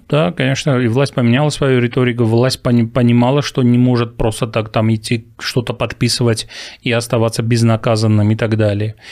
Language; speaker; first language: Russian; non-native, local second language; Armenian